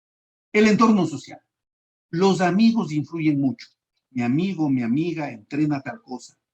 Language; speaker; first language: Spanish; native; Spanish